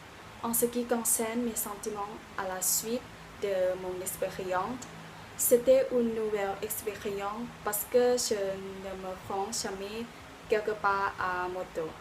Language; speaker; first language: French; non-native, learner; Thai